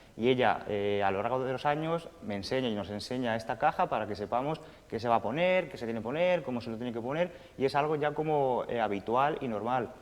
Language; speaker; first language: Spanish; early bilingual, other home language; Romanian